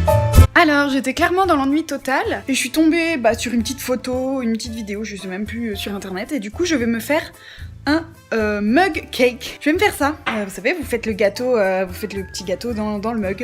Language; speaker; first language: French; native; French